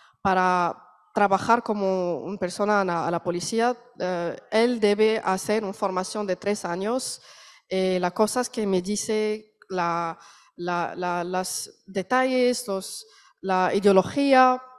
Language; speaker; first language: Spanish; non-native, learner; Arabic